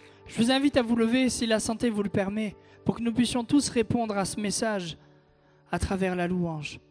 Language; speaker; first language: French; native; French